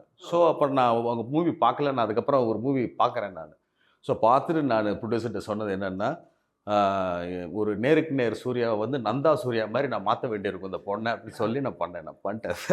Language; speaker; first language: Tamil; native; Tamil